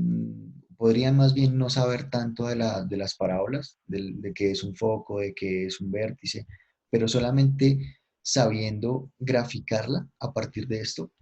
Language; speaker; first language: Spanish; native; Spanish